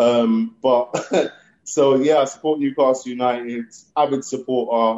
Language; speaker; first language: English; native; English